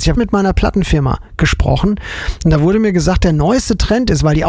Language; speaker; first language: German; native; German